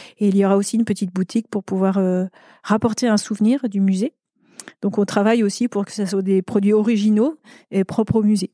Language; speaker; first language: French; native; French